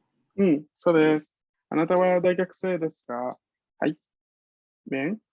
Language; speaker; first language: Japanese; non-native, fluent; Spanish